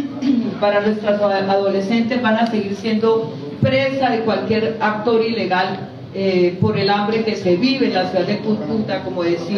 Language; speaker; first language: Spanish; native; Spanish